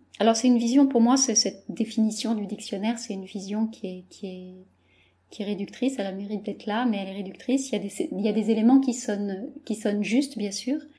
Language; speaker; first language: French; native; French